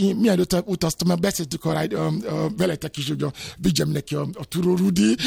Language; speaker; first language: Hungarian; non-native, learner; Yoruba